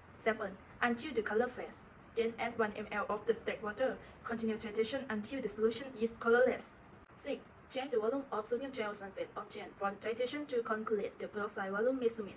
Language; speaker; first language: English; non-native, learner; Thai